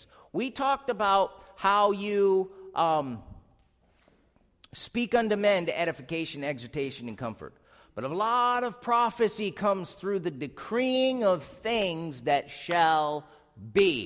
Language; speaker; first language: English; native; English